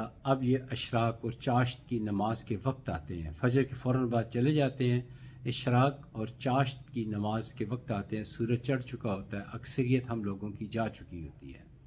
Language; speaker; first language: Urdu; native; Urdu